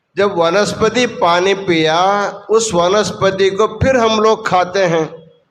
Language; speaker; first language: Hindi; non-native, local second language; Marathi